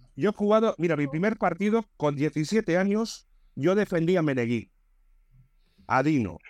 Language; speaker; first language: Spanish; native; Spanish